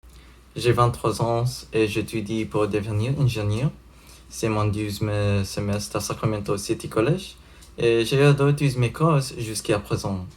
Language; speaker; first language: French; non-native, learner; English